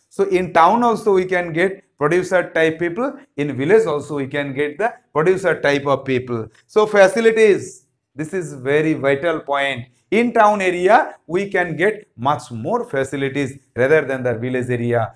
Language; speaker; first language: English; non-native, local second language; Bangla